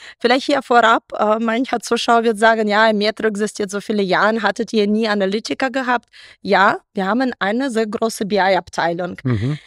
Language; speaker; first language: German; non-native, fluent; Russian